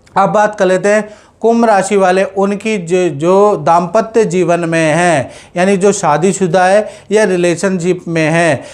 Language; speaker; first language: Hindi; non-native, local second language; Gujarati